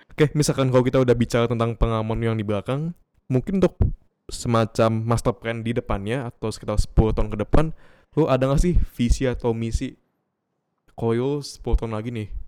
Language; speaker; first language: Indonesian; native; Indonesian